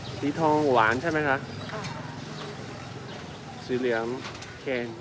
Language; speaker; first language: Thai; non-native, learner; Chinese